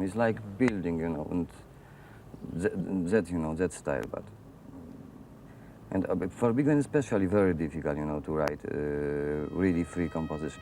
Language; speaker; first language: English; non-native, fluent; Polish